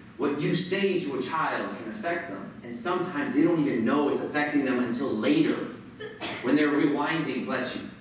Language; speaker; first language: English; early bilingual, other home language; Spanish